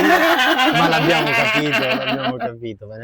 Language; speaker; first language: Italian; native; Italian